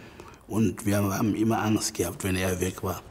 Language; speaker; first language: German; non-native, fluent; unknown